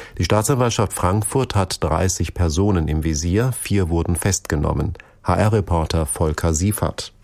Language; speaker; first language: German; native; German